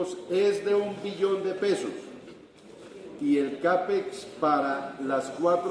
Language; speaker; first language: Spanish; native; Spanish